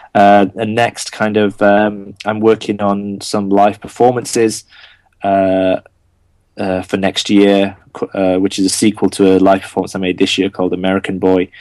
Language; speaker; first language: English; non-native, local second language; Gujarati